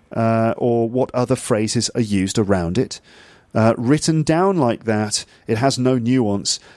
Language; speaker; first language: English; native; English